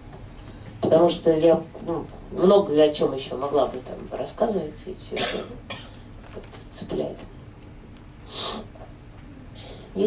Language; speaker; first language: Russian; native; Russian